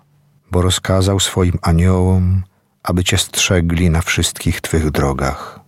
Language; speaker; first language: Polish; native; Polish